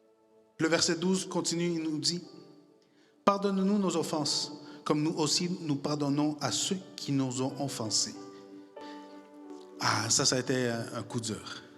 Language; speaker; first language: French; non-native, fluent; Spanish